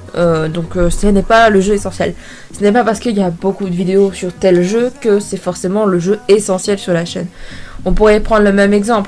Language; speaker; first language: French; native; French